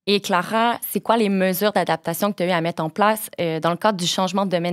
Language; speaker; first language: French; native; French